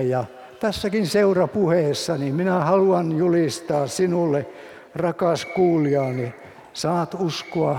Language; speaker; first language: Finnish; native; Finnish